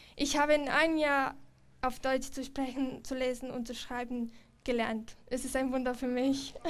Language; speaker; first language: German; non-native, fluent; Romanian